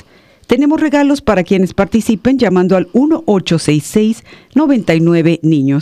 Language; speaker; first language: Spanish; native; Spanish